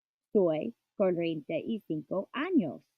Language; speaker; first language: Spanish; non-native, learner; English